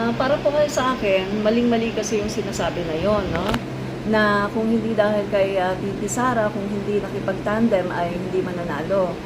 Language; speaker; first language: Filipino; non-native, local second language; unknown